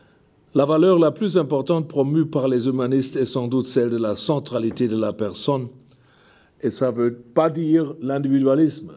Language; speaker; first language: French; non-native, fluent; German